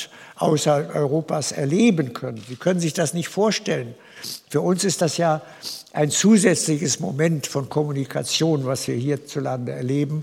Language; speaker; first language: German; native; German